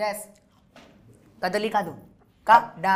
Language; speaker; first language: Telugu; non-native, learner; Hindi